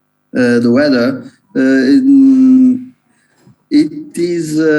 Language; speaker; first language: English; non-native, learner; Italian